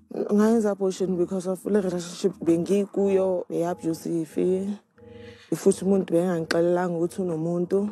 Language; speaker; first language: Zulu; non-native, local second language; Tswana